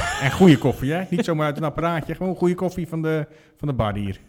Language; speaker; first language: Dutch; native; Dutch